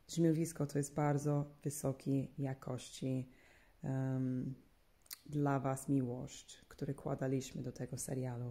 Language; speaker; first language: Polish; non-native, fluent; English